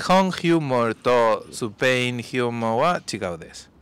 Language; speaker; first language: Japanese; non-native, learner; Spanish